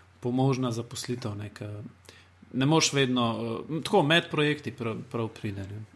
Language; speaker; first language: Slovenian; non-native, local second language; Bosnian